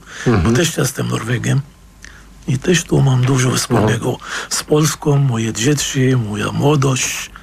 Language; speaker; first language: Polish; non-native, fluent; Arabic